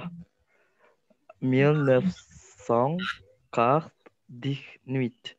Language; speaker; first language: French; non-native, learner; Indonesian